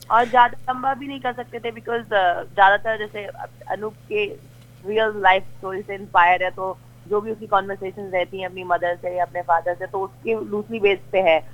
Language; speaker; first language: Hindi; native; Hindi